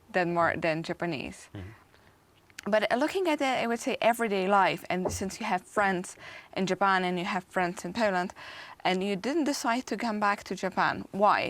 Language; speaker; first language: English; non-native, fluent; Polish